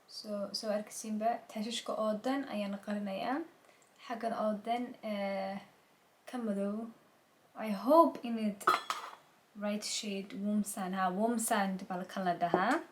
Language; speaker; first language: Somali; early bilingual, heritage; Somali